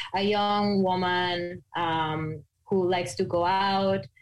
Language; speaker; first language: English; non-native, fluent; Spanish